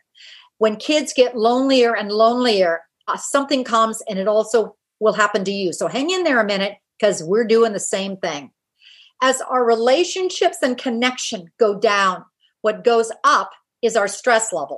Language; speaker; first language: English; native; English